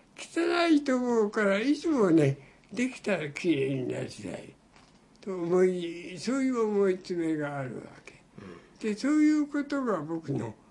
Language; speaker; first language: Japanese; native; Japanese